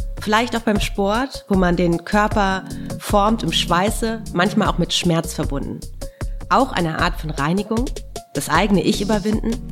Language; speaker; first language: German; native; German